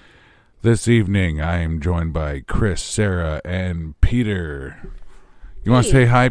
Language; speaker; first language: English; native; English